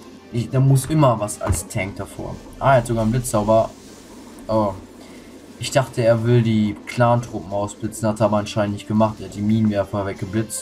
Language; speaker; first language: German; native; German